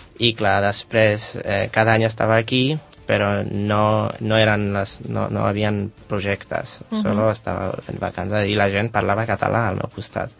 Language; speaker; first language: Catalan; non-native, learner; Polish